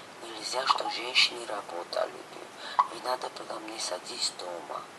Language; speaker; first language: Russian; non-native, fluent; Georgian